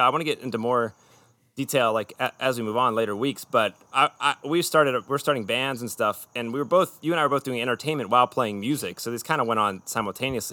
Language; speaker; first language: English; native; English